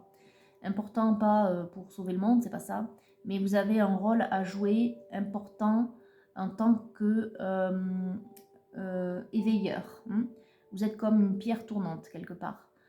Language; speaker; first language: French; native; French